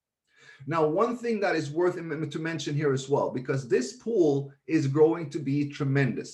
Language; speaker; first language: English; non-native, fluent; Swedish